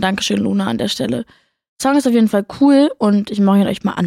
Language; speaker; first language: German; native; German